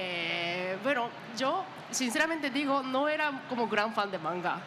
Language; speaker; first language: Spanish; non-native, learner; Japanese